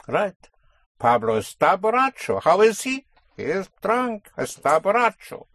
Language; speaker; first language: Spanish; non-native, fluent; English